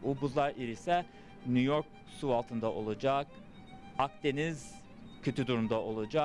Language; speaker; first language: Turkish; early bilingual, heritage; English